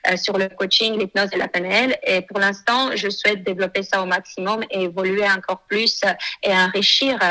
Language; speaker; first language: French; non-native, fluent; Romanian